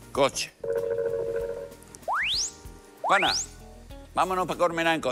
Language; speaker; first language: Spanish; native; Spanish